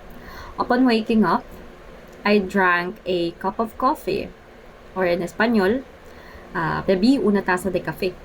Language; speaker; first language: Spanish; non-native, fluent; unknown